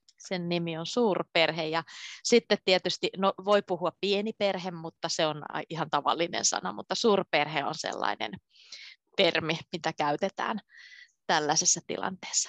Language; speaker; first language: Finnish; native; Finnish